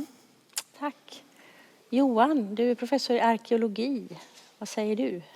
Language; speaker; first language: Swedish; native; Swedish